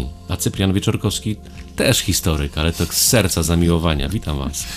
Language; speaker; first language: Polish; native; Polish